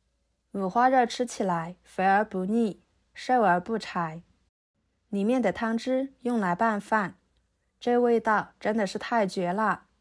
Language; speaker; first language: Chinese; native; Chinese